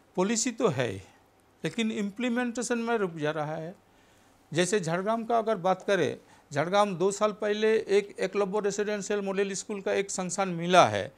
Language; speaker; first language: Hindi; non-native, local second language; Santali